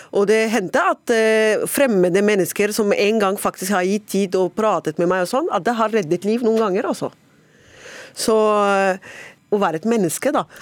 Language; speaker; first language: Norwegian; non-native, fluent; Arabic